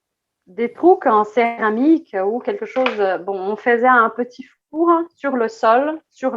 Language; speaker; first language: French; non-native, fluent; Portuguese